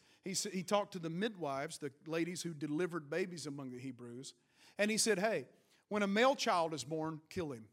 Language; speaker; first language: English; native; English